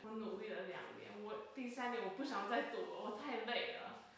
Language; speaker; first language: Chinese; early bilingual, heritage; Chinese